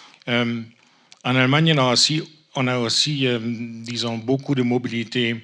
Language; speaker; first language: French; non-native, fluent; German